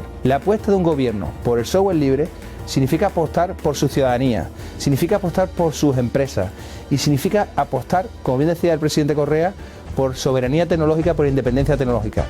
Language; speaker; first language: Spanish; native; Spanish